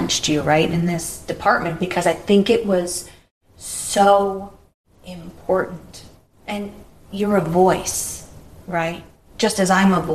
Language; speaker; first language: English; native; English